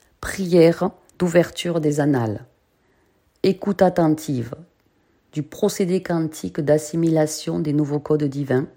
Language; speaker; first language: French; native; French